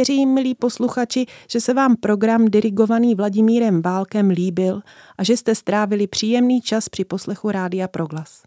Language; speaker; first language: Czech; native; Czech